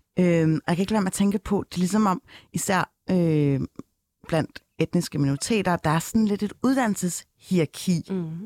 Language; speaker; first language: Danish; early bilingual, other home language; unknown